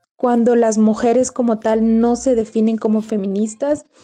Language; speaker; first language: Spanish; native; Spanish